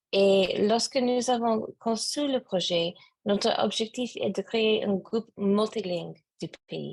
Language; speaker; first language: French; non-native, learner; English